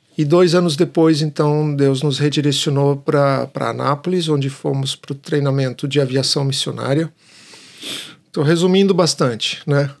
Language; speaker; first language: Portuguese; native; Portuguese